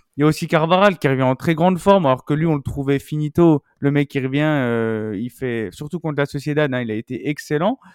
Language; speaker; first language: French; native; French